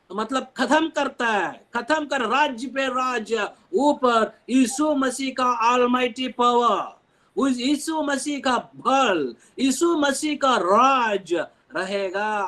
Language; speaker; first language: Hindi; non-native, local second language; Telugu